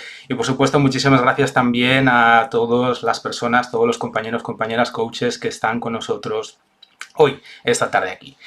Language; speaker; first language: Spanish; native; Spanish